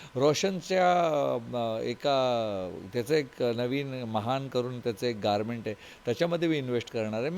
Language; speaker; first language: Marathi; non-native, local second language; Tulu